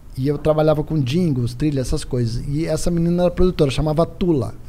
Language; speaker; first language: Portuguese; native; Portuguese